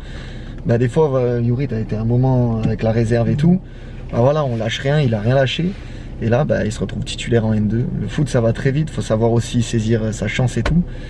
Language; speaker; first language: French; native; French